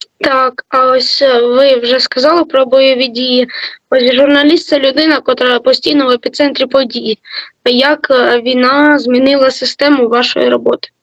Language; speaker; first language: Ukrainian; native; Ukrainian